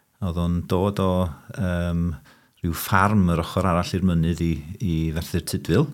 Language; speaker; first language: Welsh; early bilingual, heritage; Welsh